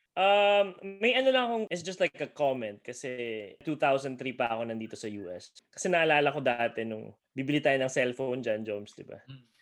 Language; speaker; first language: Filipino; non-native, local second language; Bikol